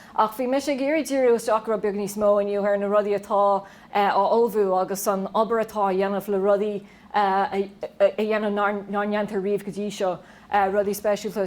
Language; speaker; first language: Irish; native; Irish